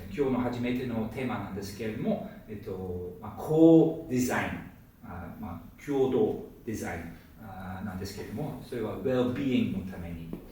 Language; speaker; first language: Japanese; non-native, fluent; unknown